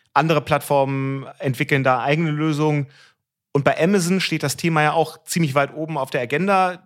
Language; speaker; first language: German; native; German